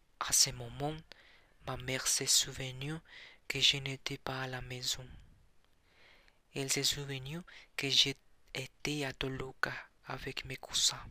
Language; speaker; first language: French; non-native, learner; Spanish